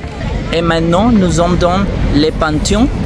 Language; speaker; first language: French; non-native, fluent; Spanish